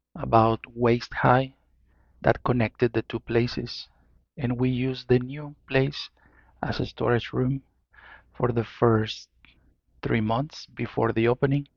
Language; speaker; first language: English; non-native, fluent; Spanish